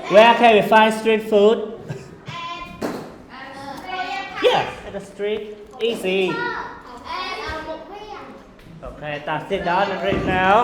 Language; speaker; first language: English; non-native, fluent; Khmer